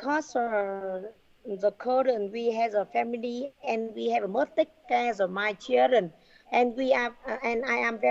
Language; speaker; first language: English; non-native, learner; Vietnamese